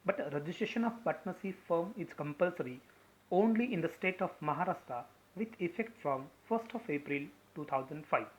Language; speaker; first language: English; non-native, local second language; Marathi